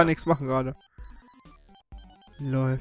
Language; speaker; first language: German; native; German